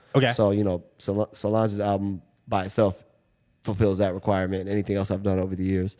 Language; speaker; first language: English; native; English